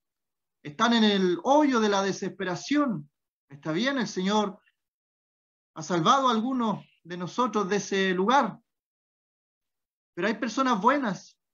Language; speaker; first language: Spanish; native; Spanish